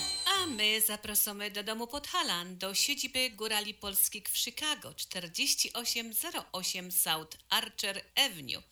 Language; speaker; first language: Polish; native; Polish